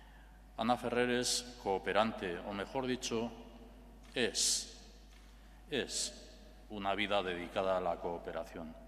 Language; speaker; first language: Spanish; native; Spanish